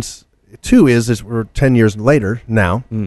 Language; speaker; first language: English; native; English